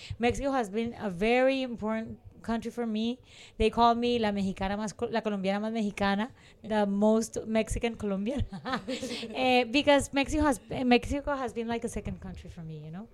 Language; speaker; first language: English; non-native, fluent; Spanish